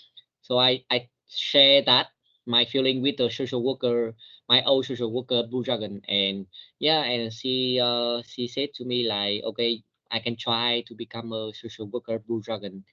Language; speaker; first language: English; non-native, learner; Vietnamese